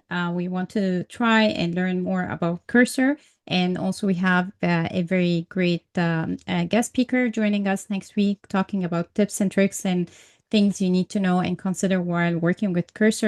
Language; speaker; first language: English; non-native, fluent; Arabic